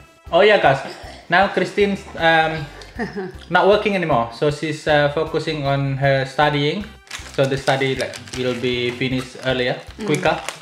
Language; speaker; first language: English; non-native, fluent; Javanese